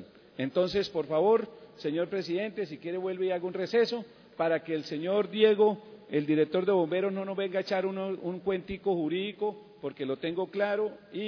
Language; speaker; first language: Spanish; native; Spanish